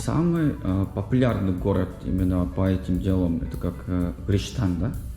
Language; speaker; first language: Russian; non-native, fluent; Korean